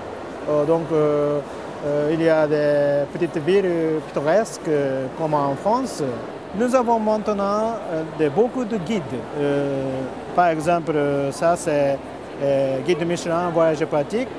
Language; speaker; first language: French; non-native, learner; Japanese